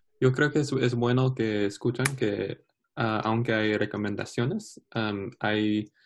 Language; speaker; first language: Spanish; non-native, learner; English